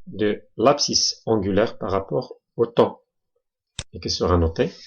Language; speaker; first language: French; non-native, local second language; Arabic